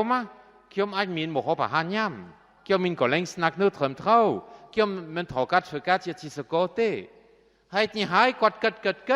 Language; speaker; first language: Khmer; non-native, fluent; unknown